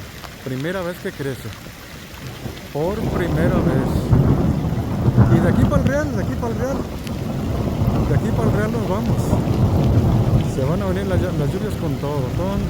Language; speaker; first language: Spanish; native; Spanish